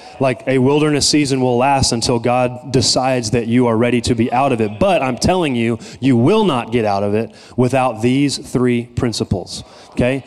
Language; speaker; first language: English; native; English